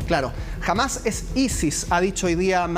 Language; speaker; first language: Spanish; native; Spanish